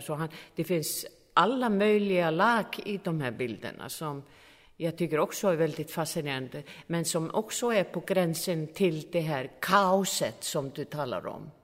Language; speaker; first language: Swedish; non-native, fluent; Icelandic